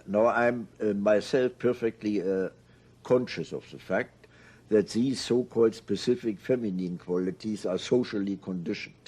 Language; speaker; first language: English; non-native, fluent; German